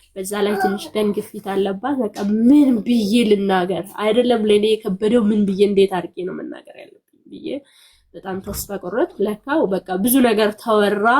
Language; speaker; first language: Amharic; non-native, local second language; Sebat Bet Gurage